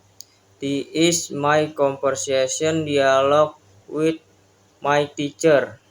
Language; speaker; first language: English; non-native, learner; Indonesian